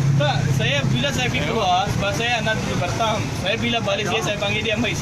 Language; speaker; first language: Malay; non-native, fluent; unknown